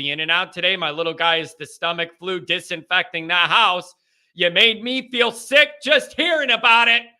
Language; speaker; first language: English; native; English